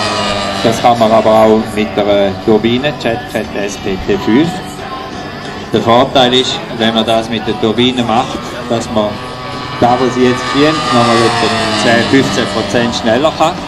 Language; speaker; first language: German; native; German